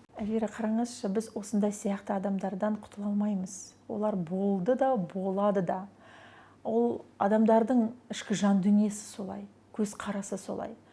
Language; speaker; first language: Kazakh; non-native, local second language; Russian